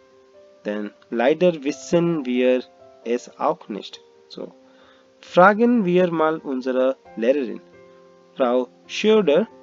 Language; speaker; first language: German; non-native, fluent; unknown